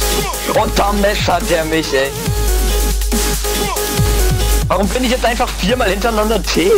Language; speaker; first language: German; native; German